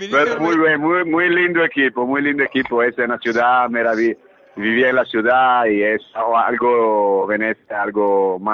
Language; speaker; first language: Spanish; early bilingual, heritage; Italian